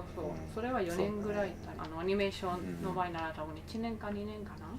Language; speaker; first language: Japanese; non-native, fluent; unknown